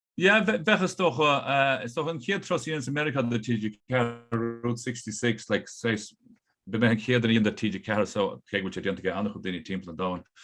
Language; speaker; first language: Irish; native; Irish